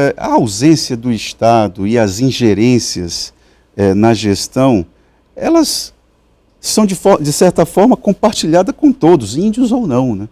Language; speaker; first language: Portuguese; native; Portuguese